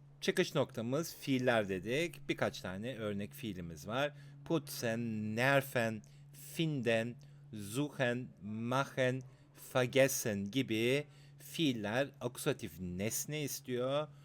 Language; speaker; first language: Turkish; native; Turkish